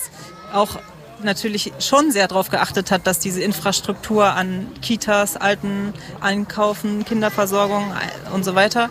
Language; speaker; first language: German; native; German